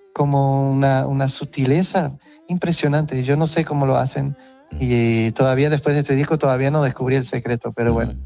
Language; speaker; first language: Spanish; non-native, fluent; Portuguese